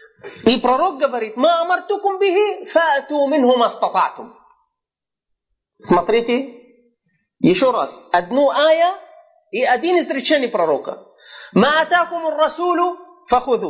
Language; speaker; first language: Russian; non-native, fluent; Arabic